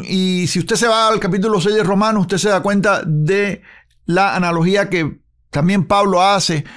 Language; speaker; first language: Spanish; native; Spanish